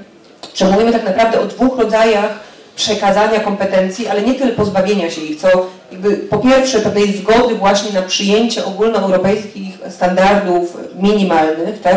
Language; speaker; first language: Polish; native; Polish